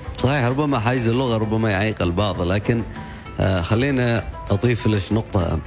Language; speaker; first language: Arabic; non-native, local second language; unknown